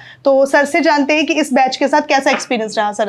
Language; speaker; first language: Hindi; native; Hindi